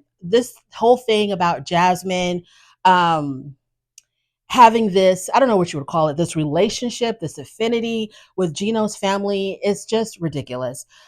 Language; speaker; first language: English; native; English